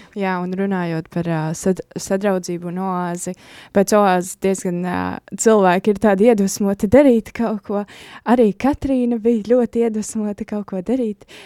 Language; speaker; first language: Latvian; native; Latvian